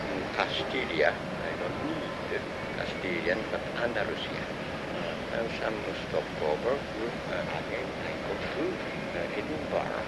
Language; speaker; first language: English; non-native, learner; Japanese